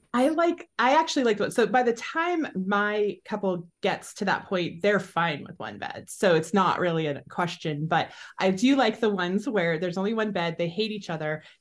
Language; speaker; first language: English; native; English